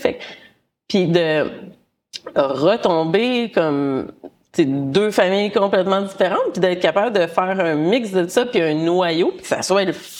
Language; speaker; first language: French; native; French